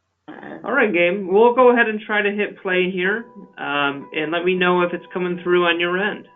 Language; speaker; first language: English; native; English